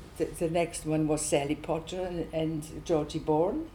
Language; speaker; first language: English; non-native, learner; Swiss German